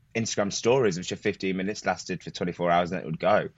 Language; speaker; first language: English; native; English